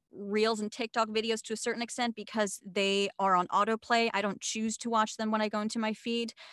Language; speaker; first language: English; non-native, fluent; German